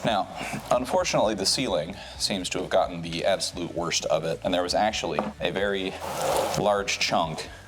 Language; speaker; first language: English; native; English